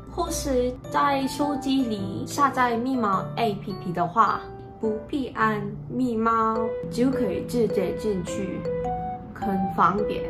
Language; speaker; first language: Chinese; non-native, learner; Korean